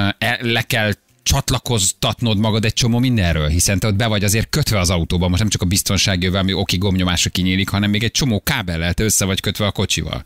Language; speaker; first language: Hungarian; native; Hungarian